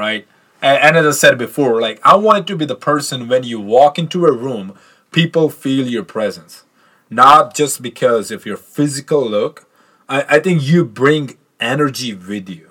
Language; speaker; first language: English; non-native, local second language; Punjabi